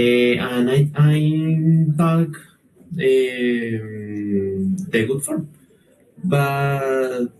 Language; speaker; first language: English; non-native, learner; Spanish